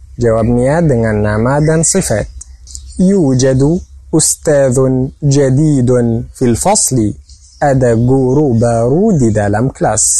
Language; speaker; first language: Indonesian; non-native, fluent; Arabic